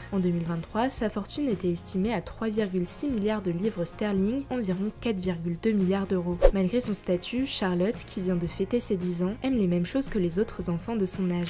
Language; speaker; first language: French; native; French